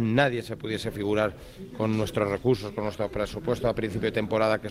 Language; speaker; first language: Spanish; native; Spanish